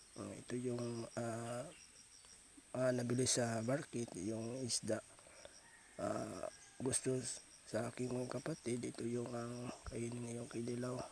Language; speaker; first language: Filipino; non-native, local second language; Cebuano